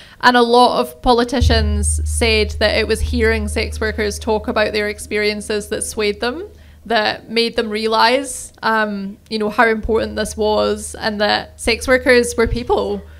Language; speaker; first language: English; native; English